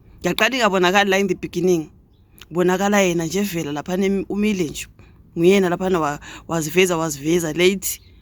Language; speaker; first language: Zulu; native; Zulu